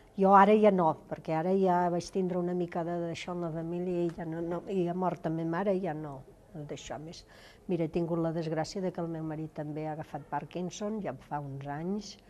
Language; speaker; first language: Catalan; non-native, local second language; Galician